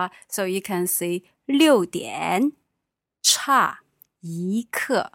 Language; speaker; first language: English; non-native, fluent; Chinese